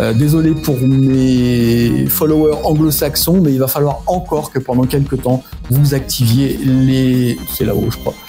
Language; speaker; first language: French; native; French